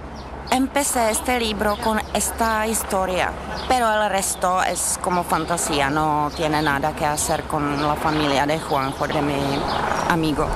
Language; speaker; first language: Spanish; non-native, learner; Czech